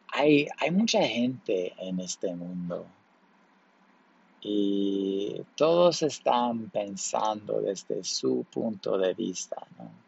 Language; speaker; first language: Spanish; early bilingual, heritage; Spanish